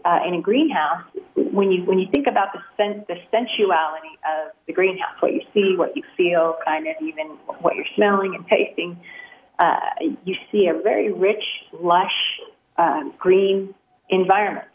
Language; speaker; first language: English; native; English